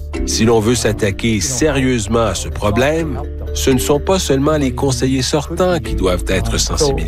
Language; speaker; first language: French; non-native, fluent; English